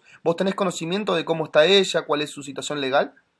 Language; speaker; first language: Spanish; native; Spanish